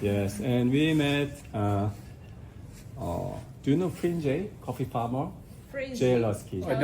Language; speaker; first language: English; non-native, learner; Korean